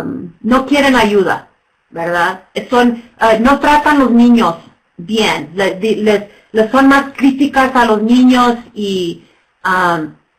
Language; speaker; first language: Spanish; non-native, fluent; English